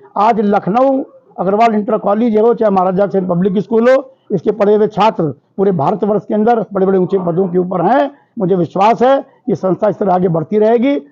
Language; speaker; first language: Hindi; native; Hindi